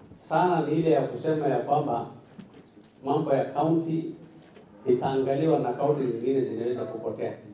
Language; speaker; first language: Swahili; non-native, local second language; Somali